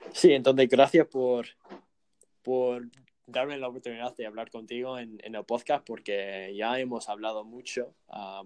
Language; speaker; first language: Spanish; non-native, fluent; English